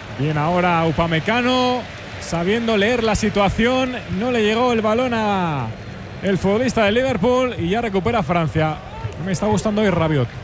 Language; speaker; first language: Spanish; native; Spanish